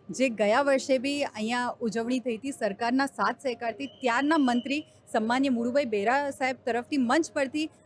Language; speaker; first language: Gujarati; non-native, local second language; Sindhi